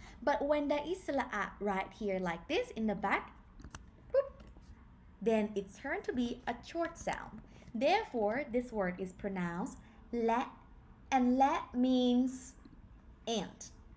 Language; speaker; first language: English; non-native, fluent; Thai